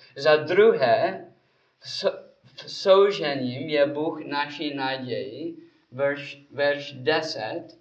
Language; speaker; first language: Czech; non-native, learner; English